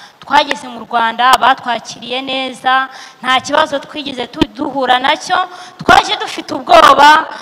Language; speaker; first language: Kinyarwanda; early bilingual, heritage; Kinyarwanda